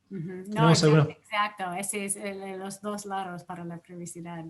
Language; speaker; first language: Spanish; non-native, fluent; English